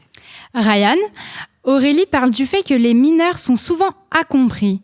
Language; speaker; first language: French; native; French